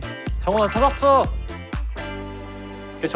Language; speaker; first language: Korean; native; Korean